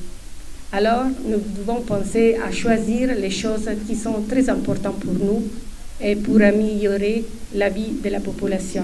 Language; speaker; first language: French; non-native, fluent; Italian